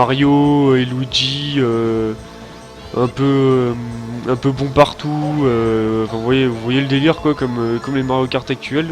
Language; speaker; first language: French; native; French